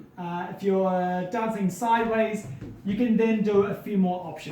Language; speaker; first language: English; native; English